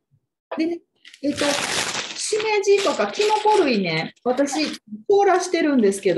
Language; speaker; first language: Japanese; native; Japanese